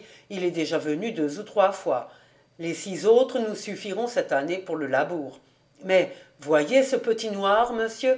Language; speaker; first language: French; native; French